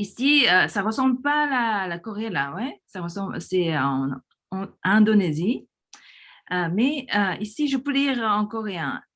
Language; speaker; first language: French; non-native, fluent; Korean